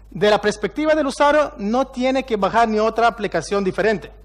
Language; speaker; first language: Spanish; non-native, fluent; Hebrew